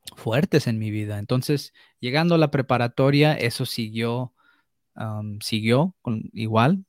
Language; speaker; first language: Spanish; early bilingual, heritage; Spanish